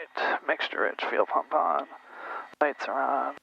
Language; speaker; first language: English; native; English